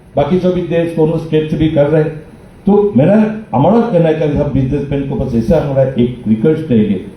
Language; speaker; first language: Hindi; non-native, local second language; Bangla